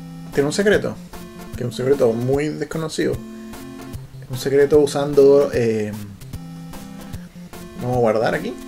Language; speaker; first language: Spanish; native; Spanish